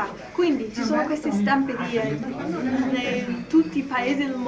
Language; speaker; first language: Italian; non-native, learner; English